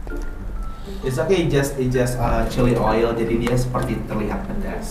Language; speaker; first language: Indonesian; native; Indonesian